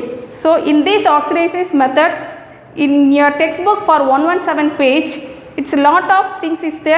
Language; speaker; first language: English; non-native, local second language; Tamil